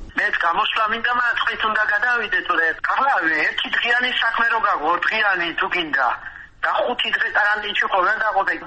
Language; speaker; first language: Georgian; non-native, local second language; Mingrelian